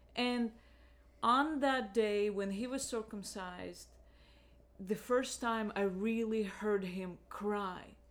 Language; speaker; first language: English; non-native, fluent; Russian